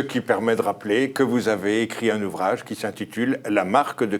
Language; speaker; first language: French; native; French